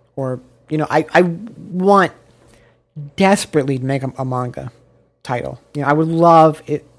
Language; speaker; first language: English; native; English